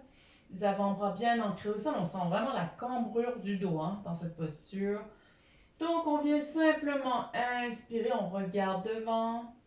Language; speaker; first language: French; native; French